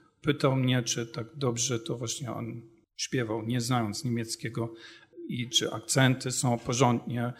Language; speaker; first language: Polish; non-native, fluent; German